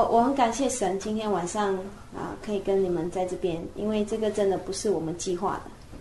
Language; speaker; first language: Chinese; native; Chinese